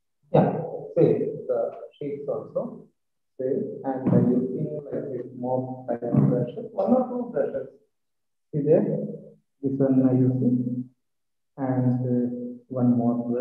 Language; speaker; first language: English; non-native, learner; Malayalam